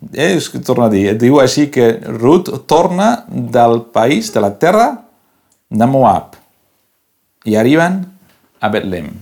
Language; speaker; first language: Catalan; non-native, local second language; Spanish